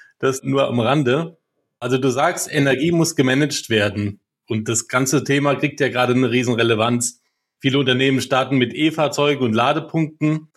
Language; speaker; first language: German; native; German